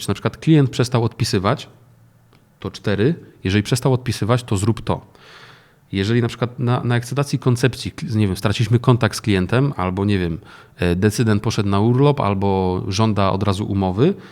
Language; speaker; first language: Polish; native; Polish